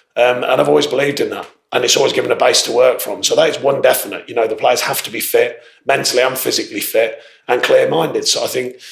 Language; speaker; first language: English; native; English